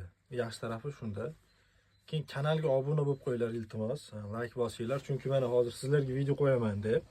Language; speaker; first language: Uzbek; native; Uzbek